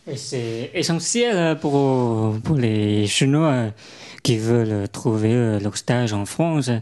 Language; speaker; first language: French; non-native, learner; Chinese